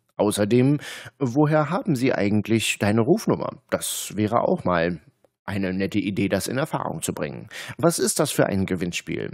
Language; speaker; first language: German; native; German